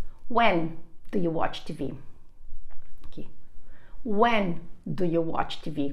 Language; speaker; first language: English; non-native, fluent; Portuguese